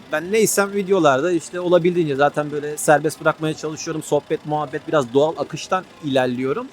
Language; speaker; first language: Turkish; native; Turkish